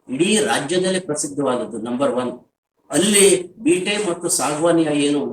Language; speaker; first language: Kannada; early bilingual, other home language; Marathi